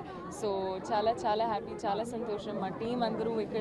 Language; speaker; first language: Telugu; non-native, local second language; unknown